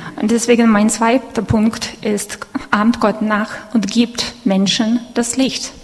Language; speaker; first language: German; non-native, fluent; Russian